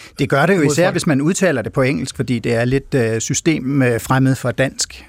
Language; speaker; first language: Danish; native; Danish